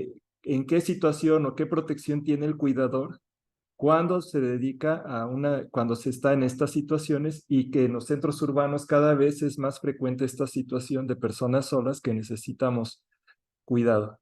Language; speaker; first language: Spanish; native; Spanish